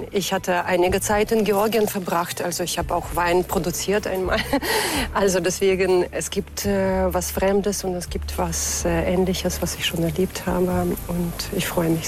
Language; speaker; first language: German; non-native, fluent; Russian